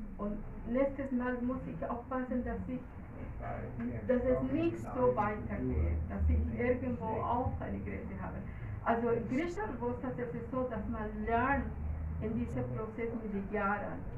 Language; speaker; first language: German; non-native, learner; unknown